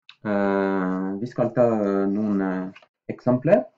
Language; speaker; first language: Norwegian; non-native, fluent; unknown